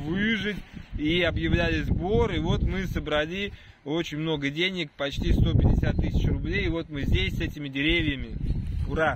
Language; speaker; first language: Russian; native; Russian